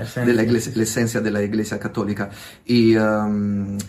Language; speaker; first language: Spanish; non-native, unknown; Italian